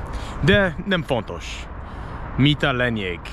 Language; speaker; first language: Hungarian; non-native, learner; English